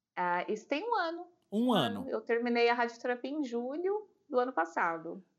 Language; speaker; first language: Portuguese; native; Portuguese